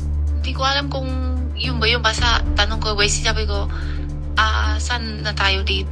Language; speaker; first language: Filipino; non-native, learner; Chinese